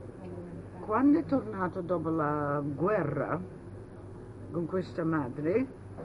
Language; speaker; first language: Italian; early bilingual, heritage; Italian